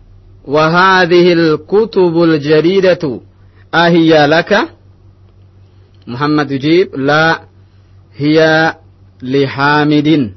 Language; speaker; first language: Arabic; non-native, fluent; Indonesian